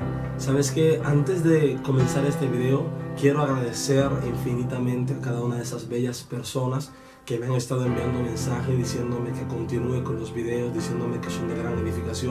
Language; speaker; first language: Spanish; native; Spanish